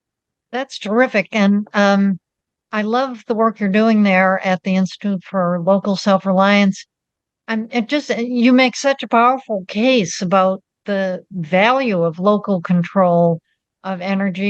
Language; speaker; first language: English; native; English